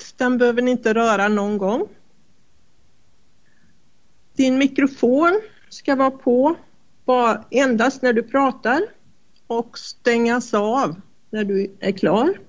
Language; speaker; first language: Swedish; native; Swedish